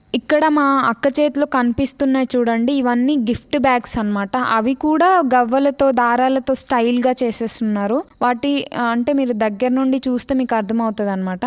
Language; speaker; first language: Telugu; non-native, local second language; Lambadi